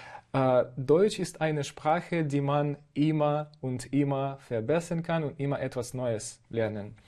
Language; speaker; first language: German; non-native, fluent; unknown